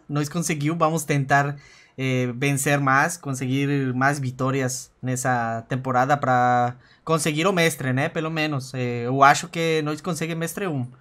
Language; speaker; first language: Portuguese; non-native, fluent; Spanish